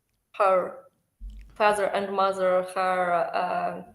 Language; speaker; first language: English; non-native, learner; Ukrainian